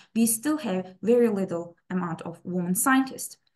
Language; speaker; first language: English; non-native, fluent; Turkish